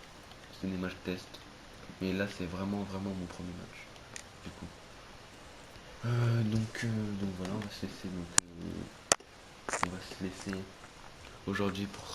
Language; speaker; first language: French; native; French